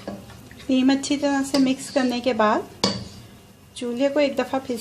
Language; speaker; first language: Urdu; native; Urdu